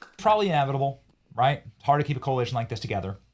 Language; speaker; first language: English; native; English